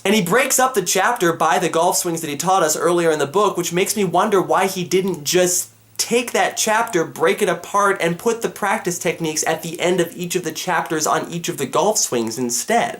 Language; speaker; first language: English; native; English